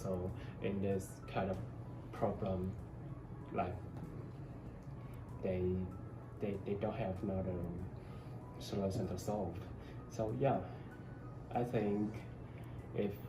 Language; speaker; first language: English; non-native, learner; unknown